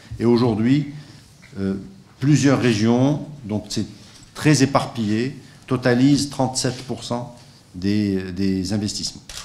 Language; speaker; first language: French; non-native, local second language; Arabic